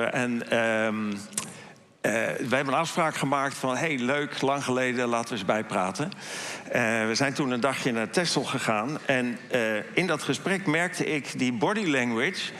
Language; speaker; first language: Dutch; native; Dutch